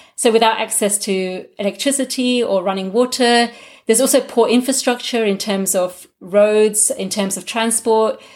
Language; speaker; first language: English; non-native, local second language; Gujarati